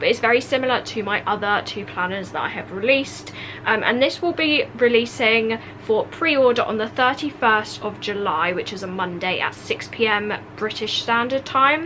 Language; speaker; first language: English; native; English